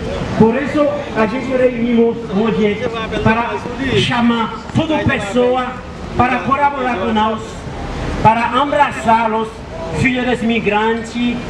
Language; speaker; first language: Portuguese; non-native, learner; Haitian Creole